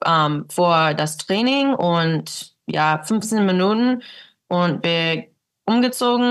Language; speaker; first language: German; early bilingual, heritage; English